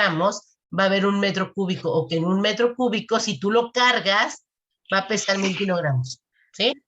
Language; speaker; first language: Spanish; native; Spanish